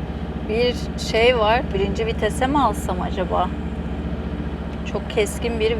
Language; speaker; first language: Turkish; native; Turkish